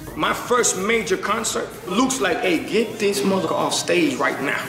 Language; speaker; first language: English; native; English